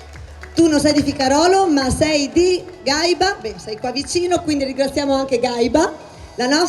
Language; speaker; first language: Italian; native; Italian